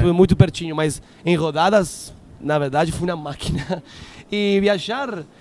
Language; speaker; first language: Portuguese; non-native, learner; Spanish